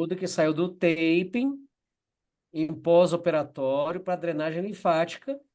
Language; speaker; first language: Portuguese; native; Portuguese